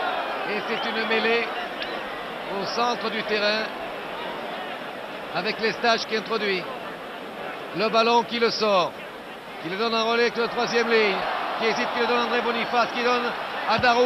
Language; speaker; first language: French; native; French